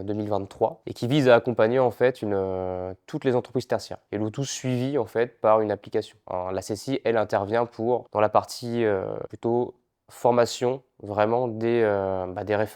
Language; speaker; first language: French; native; French